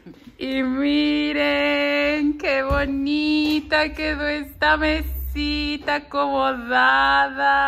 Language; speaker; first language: Spanish; native; Spanish